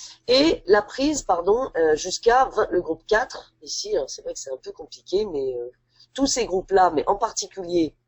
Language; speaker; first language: French; native; French